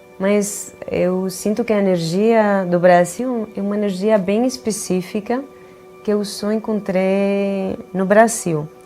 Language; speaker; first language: Portuguese; non-native, fluent; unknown